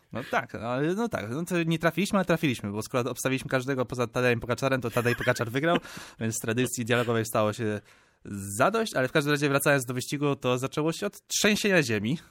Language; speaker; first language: Polish; native; Polish